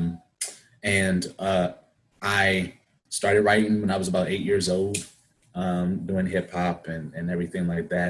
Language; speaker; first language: English; native; English